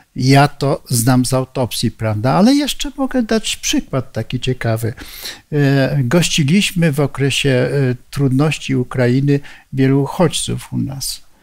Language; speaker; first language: Polish; native; Polish